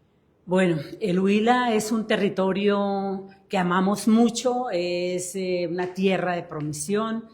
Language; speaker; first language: Spanish; native; Spanish